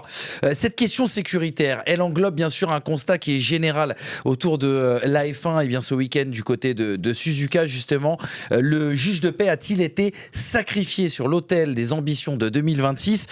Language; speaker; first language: French; native; French